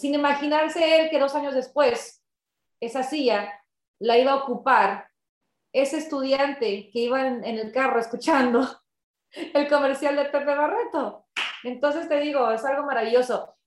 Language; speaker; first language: Spanish; early bilingual, heritage; Spanish